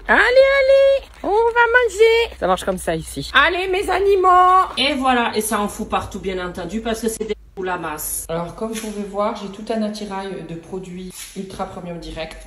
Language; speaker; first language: French; early bilingual, other home language; Portuguese